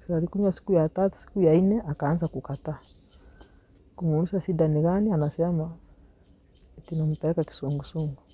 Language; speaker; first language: Swahili; non-native, local second language; Gusii